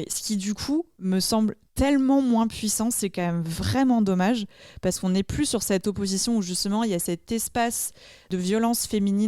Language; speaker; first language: French; native; French